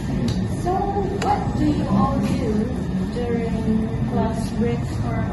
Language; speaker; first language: English; non-native, learner; Indonesian